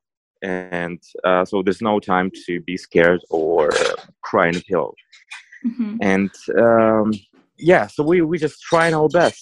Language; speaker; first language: English; non-native, fluent; Ukrainian